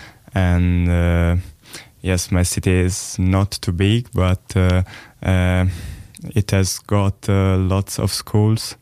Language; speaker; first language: English; non-native, learner; Italian